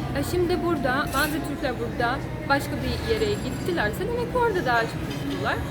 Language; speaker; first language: Turkish; non-native, fluent; Portuguese